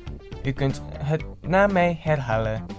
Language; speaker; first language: Dutch; non-native, learner; Indonesian